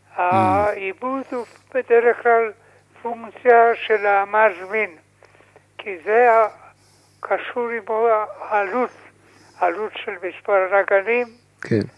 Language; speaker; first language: Hebrew; non-native, fluent; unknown